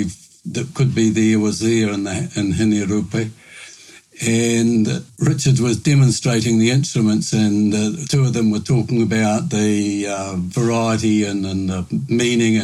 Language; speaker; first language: English; native; English